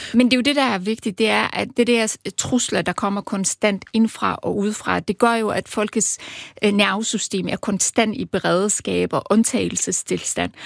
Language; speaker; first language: Danish; early bilingual, other home language; Persian